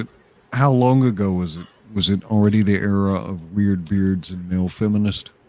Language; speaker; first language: English; native; English